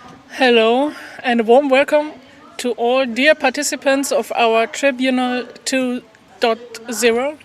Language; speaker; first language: English; non-native, fluent; German